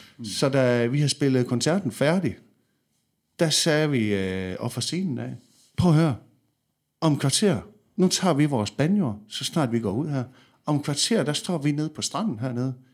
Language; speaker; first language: Danish; native; Danish